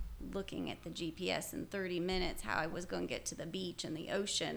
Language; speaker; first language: English; native; English